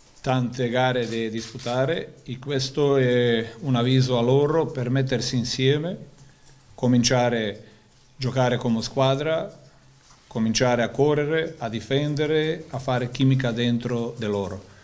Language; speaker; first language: Italian; non-native, fluent; Croatian